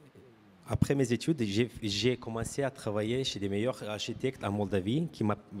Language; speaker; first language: French; non-native, fluent; Romanian